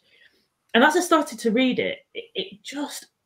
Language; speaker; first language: English; native; English